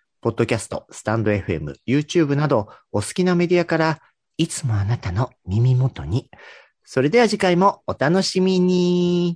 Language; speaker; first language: Japanese; native; Japanese